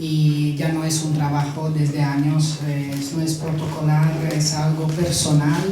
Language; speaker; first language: Spanish; non-native, fluent; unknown